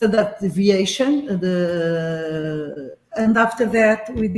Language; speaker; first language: English; non-native, fluent; Portuguese